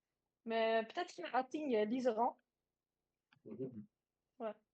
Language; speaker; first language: French; non-native, learner; Dutch